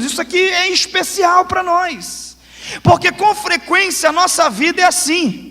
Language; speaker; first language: Portuguese; native; Portuguese